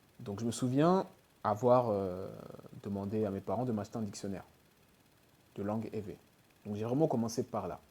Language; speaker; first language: French; early bilingual, other home language; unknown